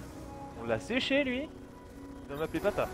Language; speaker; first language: French; native; French